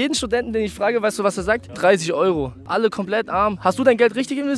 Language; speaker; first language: German; native; German